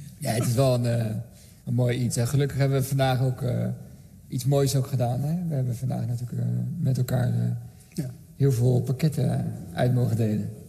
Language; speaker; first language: Dutch; early bilingual, other home language; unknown